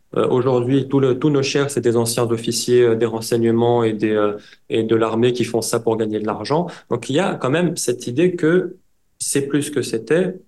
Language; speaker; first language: French; native; French